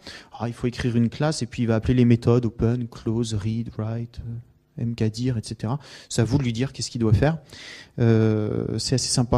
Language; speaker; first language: French; native; French